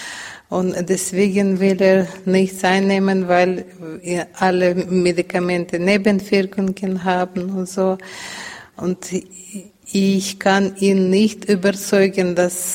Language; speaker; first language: German; non-native, learner; Russian